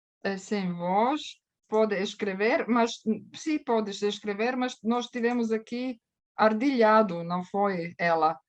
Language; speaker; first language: Portuguese; non-native, fluent; Croatian